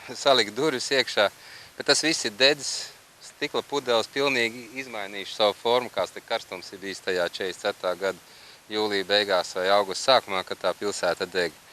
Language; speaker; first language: Latvian; native; Latvian